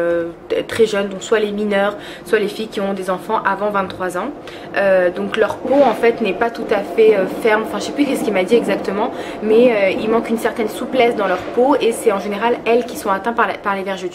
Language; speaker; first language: French; early bilingual, other home language; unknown